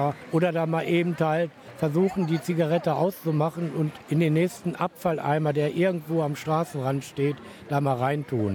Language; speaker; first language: German; native; German